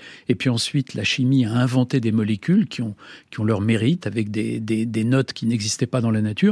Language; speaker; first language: French; native; French